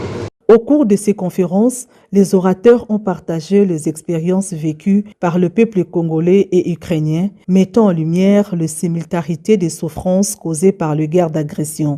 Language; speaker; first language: French; native; French